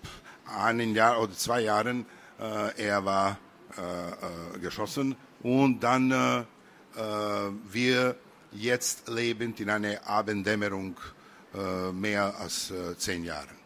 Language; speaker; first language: German; non-native, learner; Serbian